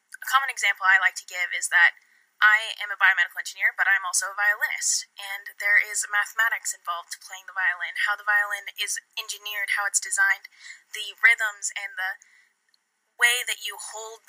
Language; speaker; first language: English; native; English